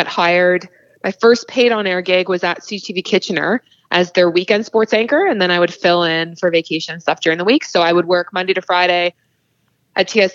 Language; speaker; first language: English; native; English